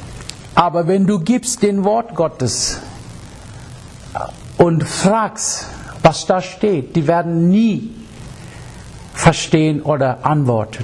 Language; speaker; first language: German; non-native, learner; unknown